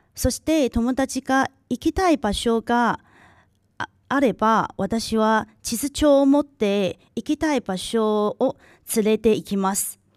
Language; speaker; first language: Japanese; non-native, local second language; Chinese